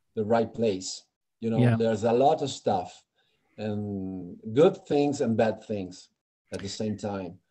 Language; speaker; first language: English; native; English